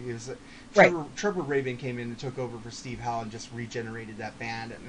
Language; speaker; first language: English; native; English